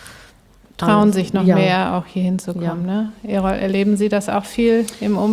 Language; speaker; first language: German; native; German